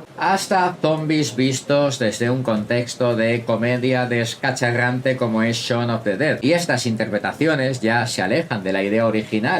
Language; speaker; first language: Spanish; native; Spanish